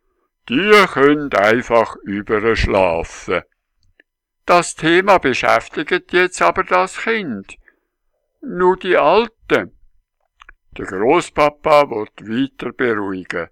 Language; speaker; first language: German; native; German